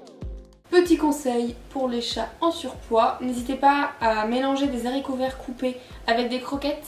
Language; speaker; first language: French; native; French